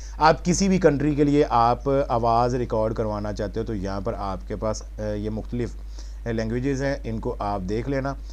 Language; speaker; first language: Urdu; non-native, local second language; Punjabi